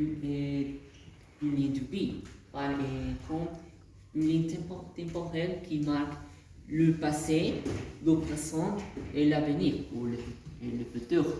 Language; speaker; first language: French; non-native, learner; Spanish